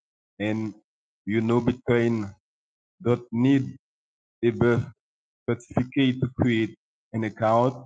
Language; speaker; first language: English; non-native, local second language; Haitian Creole